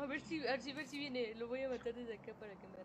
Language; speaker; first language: Spanish; native; Spanish